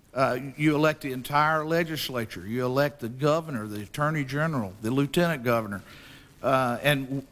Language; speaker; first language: English; native; English